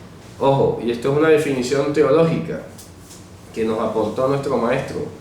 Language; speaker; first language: Spanish; native; Spanish